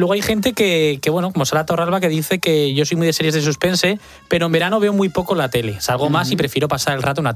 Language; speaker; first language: Spanish; native; Spanish